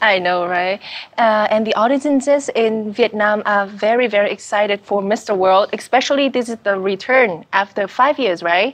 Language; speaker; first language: English; non-native, fluent; Vietnamese